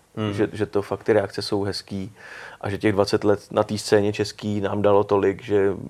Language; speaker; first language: Czech; native; Czech